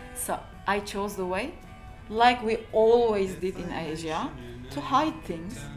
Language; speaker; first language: English; non-native, fluent; Turkish